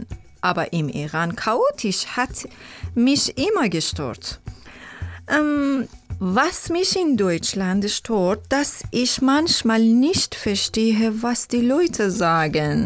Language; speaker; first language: German; non-native, learner; Persian